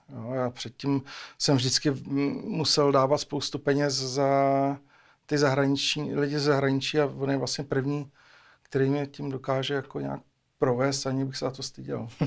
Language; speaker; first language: Czech; native; Czech